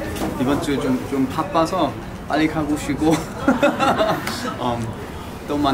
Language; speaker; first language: Korean; early bilingual, heritage; Korean